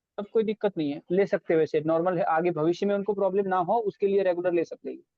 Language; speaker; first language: Hindi; non-native, local second language; Gujarati